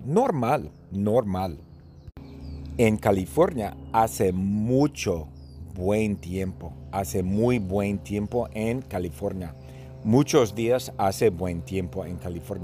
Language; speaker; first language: Spanish; early bilingual, heritage; Spanish